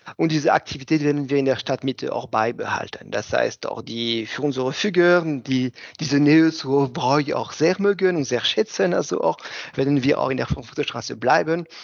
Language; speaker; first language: German; non-native, fluent; French